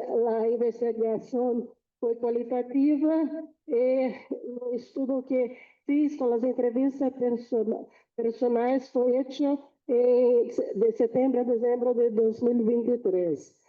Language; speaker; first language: Portuguese; non-native, fluent; Spanish